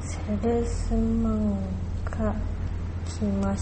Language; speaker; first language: Japanese; non-native, learner; Chinese